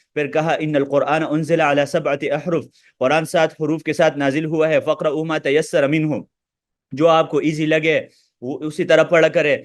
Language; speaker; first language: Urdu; non-native, local second language; Pashto